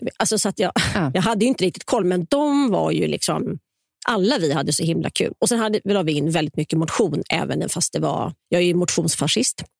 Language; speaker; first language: Swedish; native; Swedish